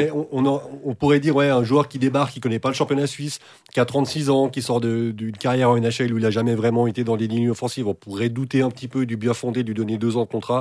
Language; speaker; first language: French; native; French